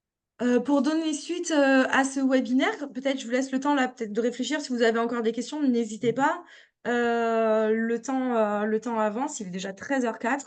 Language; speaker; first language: French; native; French